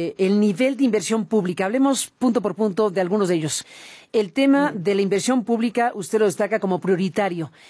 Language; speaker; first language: Spanish; native; Spanish